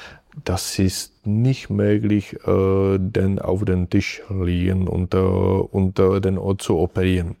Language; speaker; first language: German; non-native, fluent; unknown